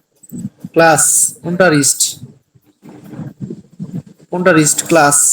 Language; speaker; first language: German; non-native, learner; Bangla